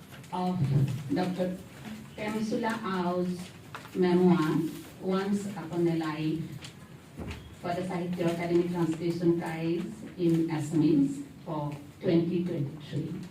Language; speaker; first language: English; non-native, local second language; Assamese